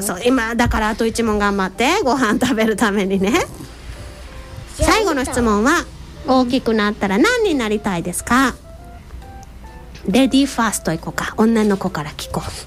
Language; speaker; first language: Japanese; native; Japanese